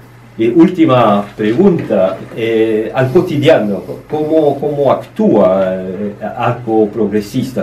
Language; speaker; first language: Spanish; non-native, fluent; French